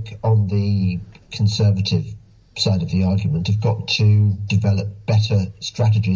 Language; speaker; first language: English; native; English